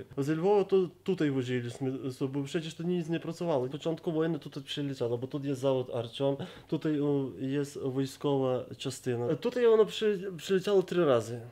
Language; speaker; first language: Polish; non-native, learner; Ukrainian